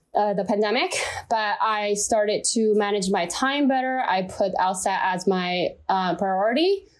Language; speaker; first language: English; non-native, fluent; Chinese